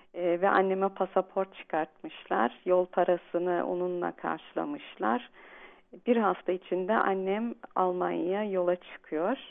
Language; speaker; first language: Turkish; early bilingual, heritage; Turkish